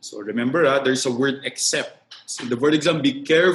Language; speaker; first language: English; non-native, local second language; Filipino